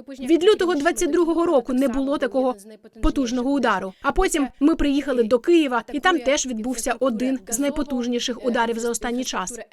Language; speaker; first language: Ukrainian; native; Ukrainian